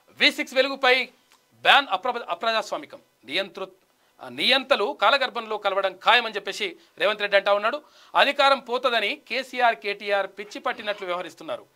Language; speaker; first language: Telugu; native; Telugu